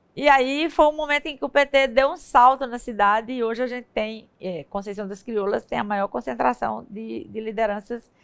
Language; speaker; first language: Portuguese; native; Portuguese